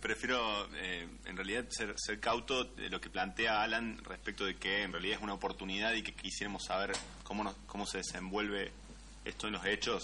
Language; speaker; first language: Spanish; native; Spanish